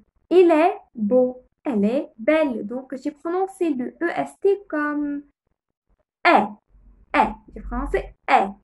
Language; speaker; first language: French; non-native, fluent; Arabic